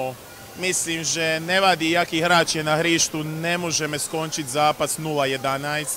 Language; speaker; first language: Czech; non-native, fluent; Croatian